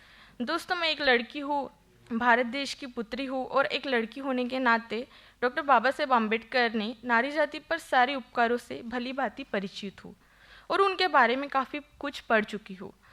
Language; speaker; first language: Hindi; non-native, local second language; Marathi